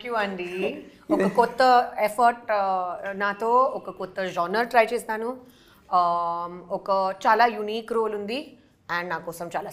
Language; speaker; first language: Telugu; non-native, local second language; Hindi